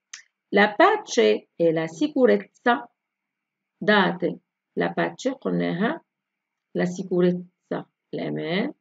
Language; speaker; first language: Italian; non-native, fluent; Arabic